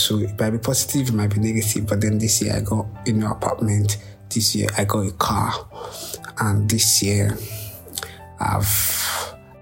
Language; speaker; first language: English; non-native, local second language; Yoruba